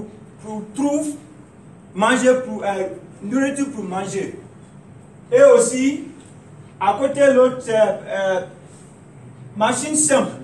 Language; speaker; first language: French; non-native, learner; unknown